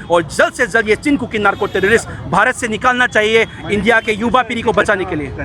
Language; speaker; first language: Hindi; non-native, local second language; Manipuri